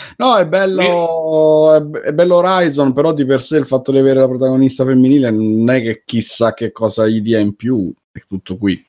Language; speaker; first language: Italian; native; Italian